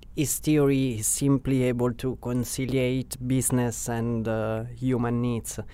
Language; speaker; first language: English; non-native, learner; Italian